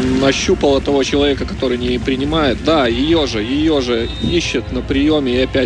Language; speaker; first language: Russian; non-native, local second language; Latvian